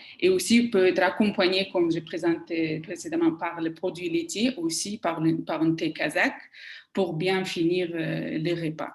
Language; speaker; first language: French; non-native, fluent; Kazakh